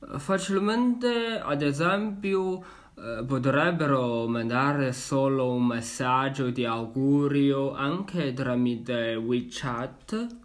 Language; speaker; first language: Italian; non-native, learner; Chinese